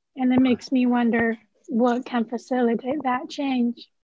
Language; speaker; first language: English; non-native, fluent; Chinese